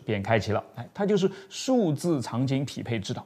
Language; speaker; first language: Chinese; native; Chinese